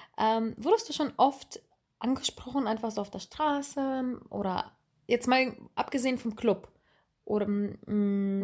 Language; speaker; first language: German; native; German